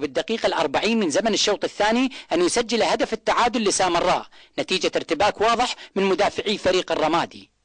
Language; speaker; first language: Arabic; native; Arabic